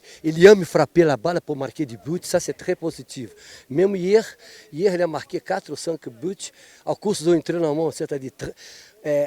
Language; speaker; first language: French; non-native, fluent; Portuguese